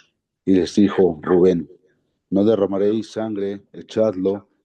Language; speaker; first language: Spanish; native; Spanish